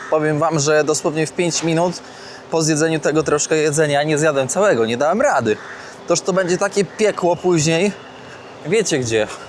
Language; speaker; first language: Polish; native; Polish